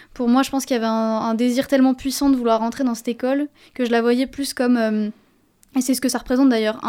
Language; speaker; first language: French; native; French